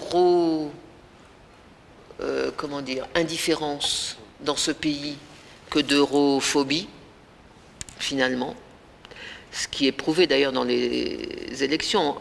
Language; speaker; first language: French; native; French